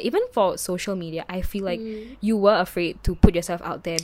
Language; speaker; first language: English; native; English